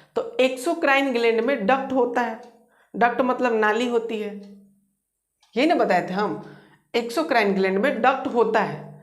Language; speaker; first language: Hindi; native; Hindi